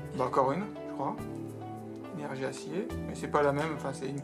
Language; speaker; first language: French; native; French